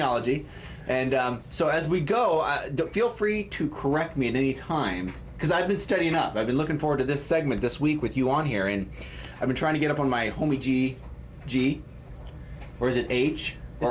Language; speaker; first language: English; native; English